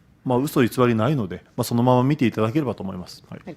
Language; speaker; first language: Japanese; native; Japanese